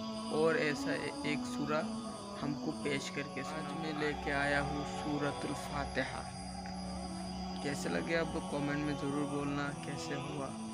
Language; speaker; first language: Hindi; non-native, fluent; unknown